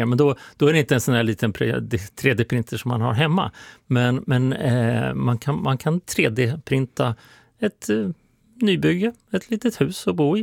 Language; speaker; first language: Swedish; native; Swedish